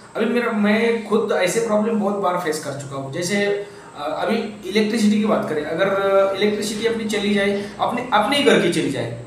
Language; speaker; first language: Hindi; non-native, local second language; Marathi